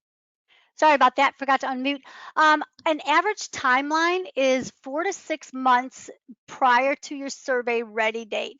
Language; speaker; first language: English; native; English